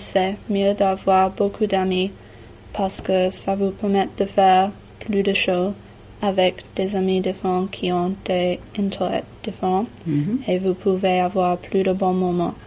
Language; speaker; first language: French; non-native, learner; English